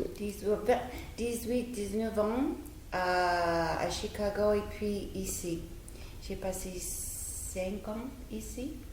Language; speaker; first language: French; non-native, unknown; English